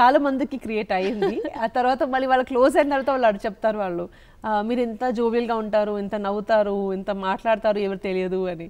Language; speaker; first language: Telugu; non-native, local second language; Malayalam